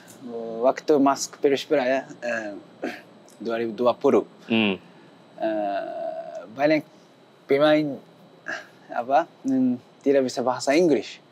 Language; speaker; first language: Indonesian; non-native, learner; Japanese